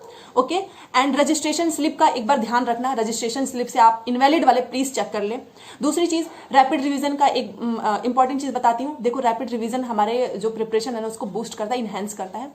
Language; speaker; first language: Hindi; native; Hindi